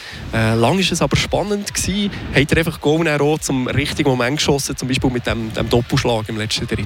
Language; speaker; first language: German; native; German